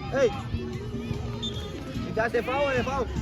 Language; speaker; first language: Spanish; native; Spanish